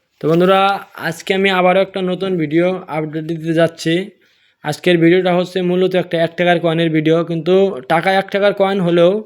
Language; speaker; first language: Bangla; non-native, local second language; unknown